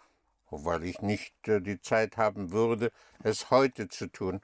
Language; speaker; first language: German; non-native, fluent; English